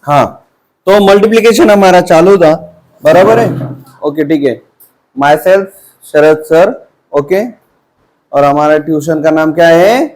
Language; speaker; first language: Hindi; non-native, local second language; Marathi